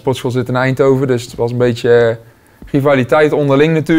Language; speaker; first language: Dutch; native; Dutch